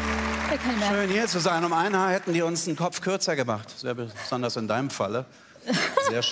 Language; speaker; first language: German; native; German